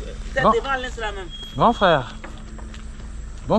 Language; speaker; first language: French; non-native, learner; English